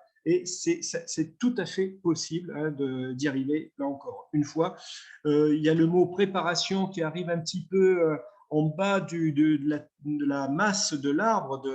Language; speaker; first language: French; native; French